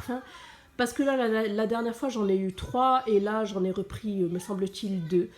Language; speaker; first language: French; native; French